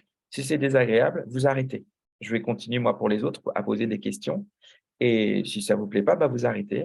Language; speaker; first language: French; native; French